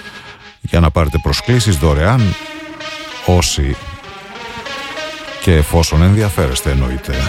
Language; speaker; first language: Greek; native; Greek